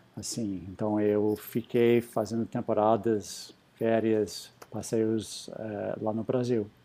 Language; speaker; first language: Portuguese; non-native, fluent; English